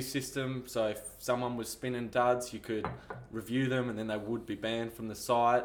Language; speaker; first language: English; native; English